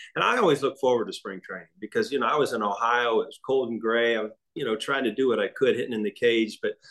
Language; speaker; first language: English; native; English